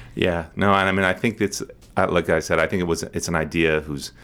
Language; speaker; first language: English; native; English